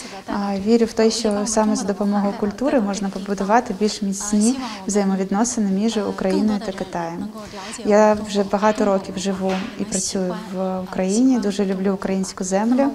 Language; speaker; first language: Ukrainian; non-native, fluent; Chinese